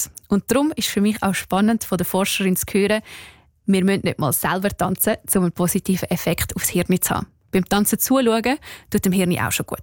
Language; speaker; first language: German; native; German